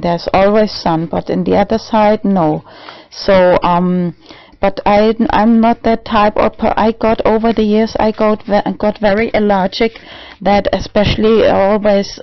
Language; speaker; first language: English; non-native, learner; German